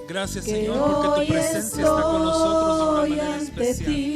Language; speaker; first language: Spanish; native; Spanish